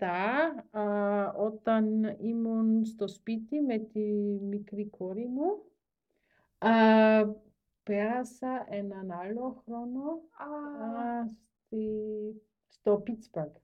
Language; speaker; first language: Greek; non-native, learner; German